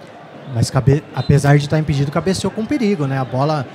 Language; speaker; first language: Portuguese; native; Portuguese